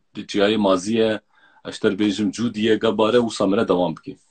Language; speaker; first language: Kurdish; native; Kurdish